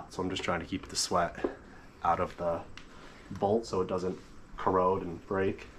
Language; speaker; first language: English; native; English